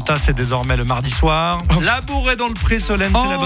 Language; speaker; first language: French; native; French